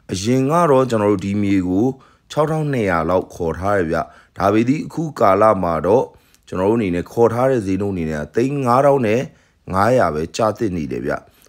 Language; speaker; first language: Burmese; native; Burmese